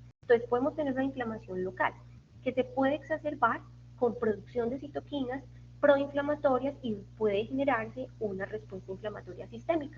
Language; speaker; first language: Spanish; native; Spanish